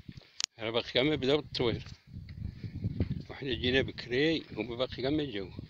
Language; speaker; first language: Arabic; native; Arabic